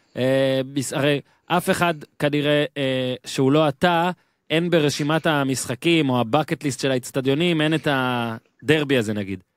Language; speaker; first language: Hebrew; native; Hebrew